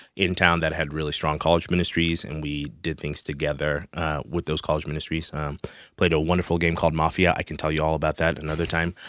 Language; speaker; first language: English; non-native, local second language; Shona